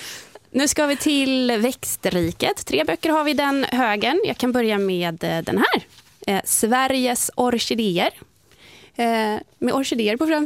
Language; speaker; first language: Swedish; native; Swedish